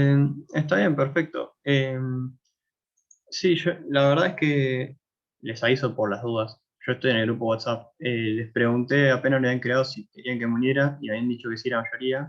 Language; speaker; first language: Spanish; native; Spanish